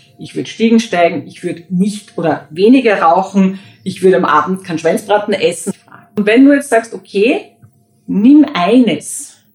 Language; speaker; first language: German; native; German